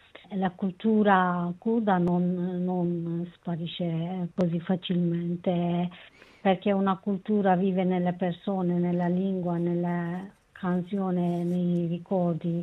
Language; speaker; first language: Italian; non-native, learner; Kurdish